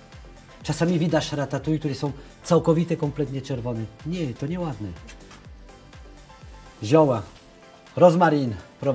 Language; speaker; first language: Polish; non-native, learner; French